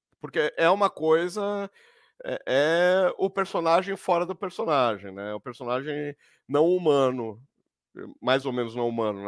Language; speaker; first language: Portuguese; native; Portuguese